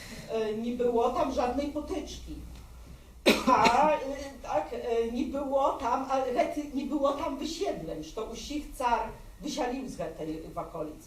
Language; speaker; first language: Polish; non-native, local second language; Belarusian